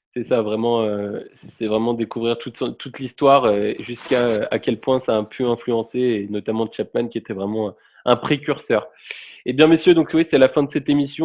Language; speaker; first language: French; native; French